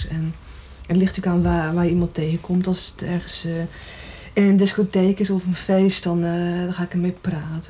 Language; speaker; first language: Dutch; native; Dutch